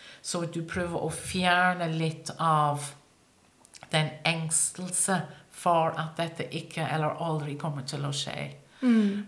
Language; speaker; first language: Norwegian; non-native, fluent; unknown